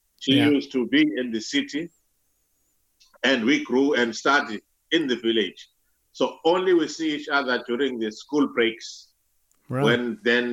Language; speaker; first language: English; non-native, local second language; Zulu